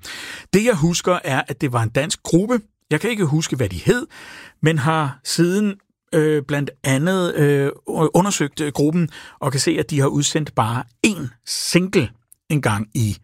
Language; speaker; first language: Danish; native; Danish